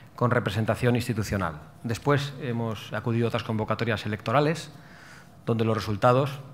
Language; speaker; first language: Spanish; native; Spanish